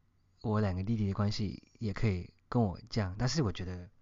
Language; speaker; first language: Chinese; early bilingual, heritage; Chinese